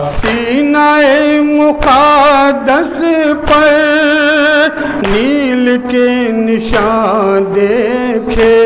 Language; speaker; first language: Urdu; native; Urdu